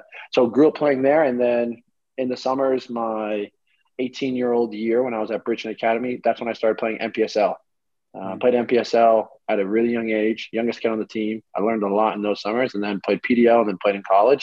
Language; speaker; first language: English; early bilingual, other home language; Greek